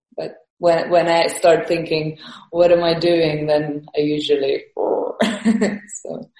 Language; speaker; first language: English; early bilingual, other home language; Estonian